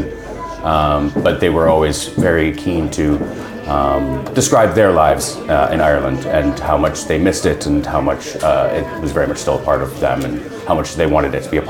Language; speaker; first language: English; native; English